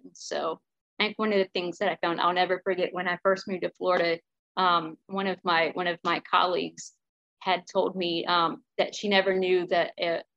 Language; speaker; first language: English; native; English